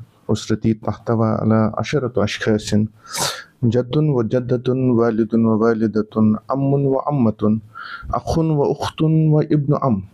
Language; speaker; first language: Arabic; non-native, learner; Kashmiri